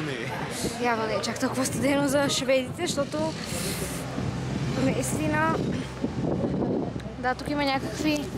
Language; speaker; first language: Bulgarian; native; Bulgarian